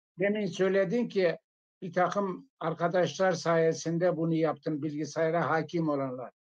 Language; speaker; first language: Turkish; non-native, local second language; Zaza